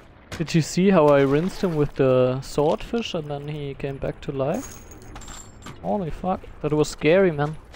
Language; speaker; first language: English; non-native, fluent; German